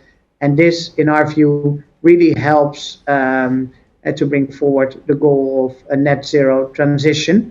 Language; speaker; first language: English; non-native, fluent; Dutch